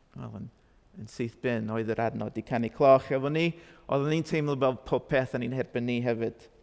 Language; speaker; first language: Welsh; non-native, fluent; English